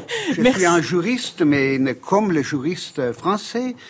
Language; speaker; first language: French; non-native, fluent; Italian